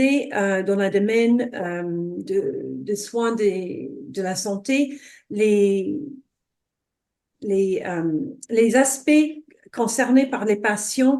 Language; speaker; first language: French; non-native, fluent; English